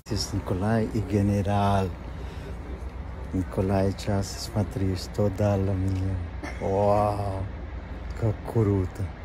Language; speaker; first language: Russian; non-native, fluent; Spanish